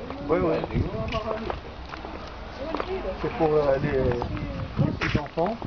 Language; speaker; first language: French; non-native, local second language; Arabic